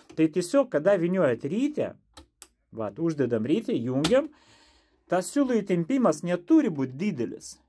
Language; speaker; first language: Lithuanian; non-native, local second language; Russian